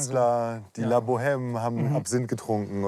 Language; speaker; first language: German; native; German